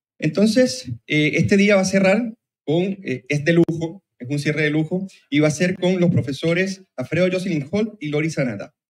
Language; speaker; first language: Spanish; native; Spanish